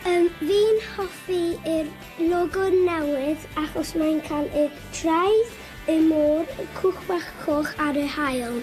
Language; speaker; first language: Welsh; non-native, local second language; English